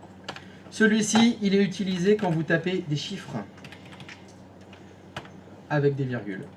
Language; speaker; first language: French; native; French